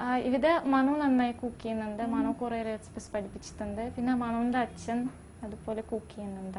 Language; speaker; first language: Malayalam; non-native, fluent; Russian